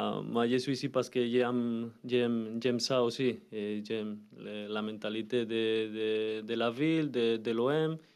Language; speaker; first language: French; non-native, learner; Spanish